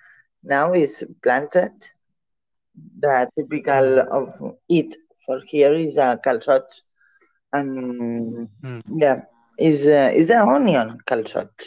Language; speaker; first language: English; non-native, learner; Catalan